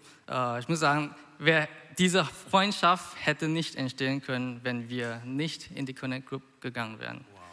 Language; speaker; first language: German; non-native, fluent; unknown